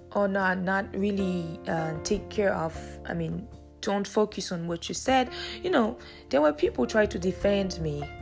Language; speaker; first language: English; early bilingual, other home language; Lingala